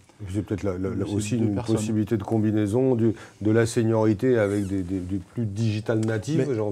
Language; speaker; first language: French; native; French